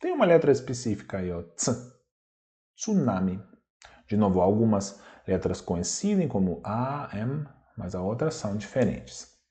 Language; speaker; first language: Portuguese; non-native, fluent; Russian